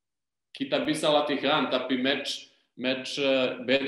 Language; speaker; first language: Indonesian; non-native, learner; Serbian